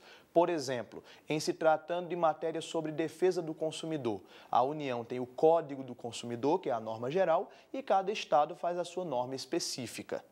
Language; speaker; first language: Portuguese; native; Portuguese